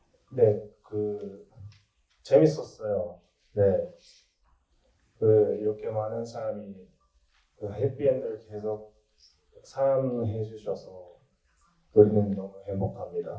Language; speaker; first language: Korean; non-native, learner; Japanese